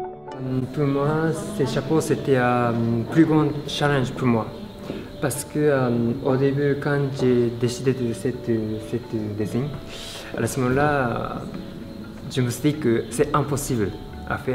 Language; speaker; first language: French; non-native, fluent; Japanese